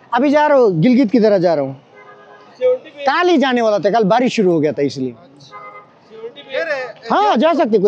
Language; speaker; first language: Hindi; non-native, learner; Bangla